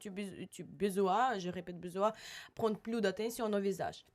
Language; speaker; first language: French; non-native, learner; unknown